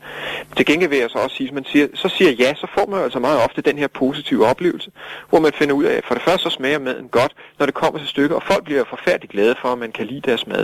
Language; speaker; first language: Danish; native; Danish